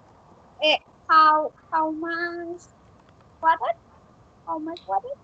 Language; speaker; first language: English; non-native, learner; Spanish